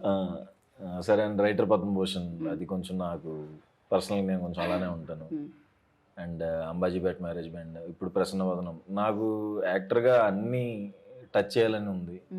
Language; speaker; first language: Telugu; native; Telugu